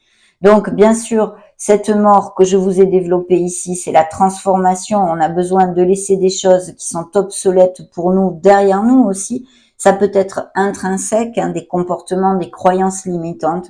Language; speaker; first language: French; native; French